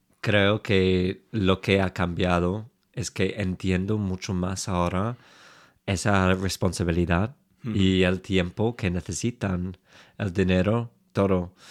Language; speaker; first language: Spanish; non-native, fluent; English